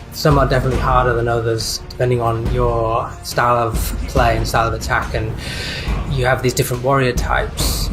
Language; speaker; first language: English; native; English